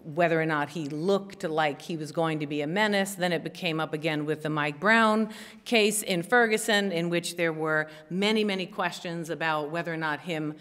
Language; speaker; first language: English; native; English